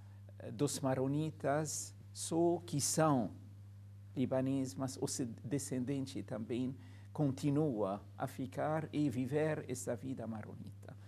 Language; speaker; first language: Portuguese; non-native, fluent; Arabic